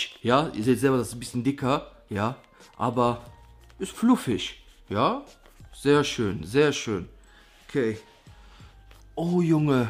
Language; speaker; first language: German; native; German